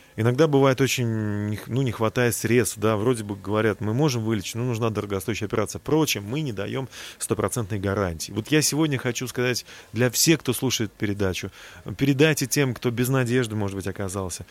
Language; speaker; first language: Russian; native; Russian